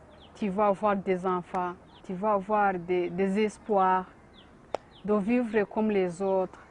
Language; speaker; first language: French; non-native, local second language; Kinyarwanda